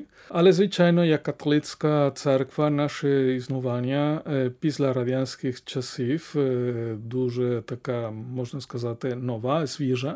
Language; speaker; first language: Ukrainian; non-native, fluent; Spanish